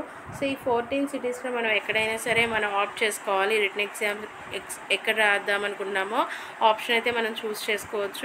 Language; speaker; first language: Telugu; native; Telugu